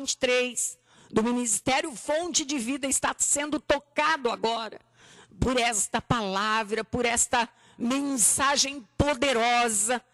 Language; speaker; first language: Portuguese; native; Portuguese